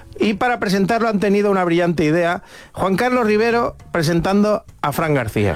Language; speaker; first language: Spanish; native; Spanish